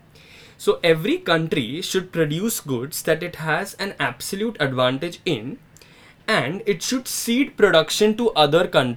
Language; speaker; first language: English; non-native, local second language; Hindi